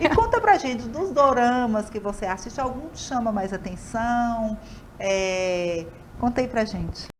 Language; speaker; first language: Portuguese; native; Portuguese